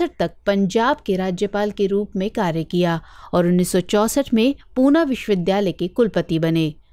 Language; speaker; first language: Hindi; native; Hindi